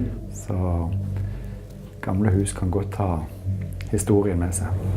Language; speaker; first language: Norwegian; native; Norwegian